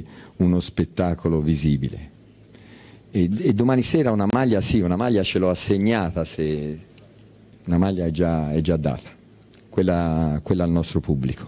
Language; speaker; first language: Italian; native; Italian